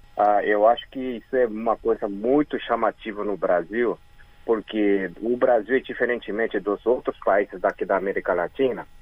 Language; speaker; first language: Portuguese; early bilingual, other home language; Korean